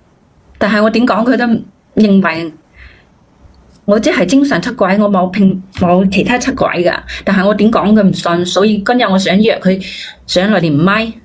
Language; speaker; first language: Cantonese; native; Cantonese